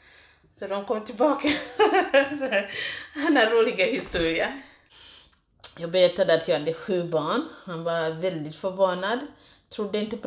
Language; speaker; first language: Swedish; non-native, fluent; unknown